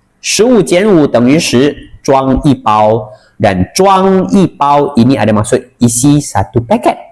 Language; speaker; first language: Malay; native; Malay